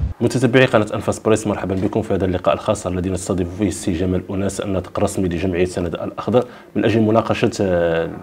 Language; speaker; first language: Arabic; native; Arabic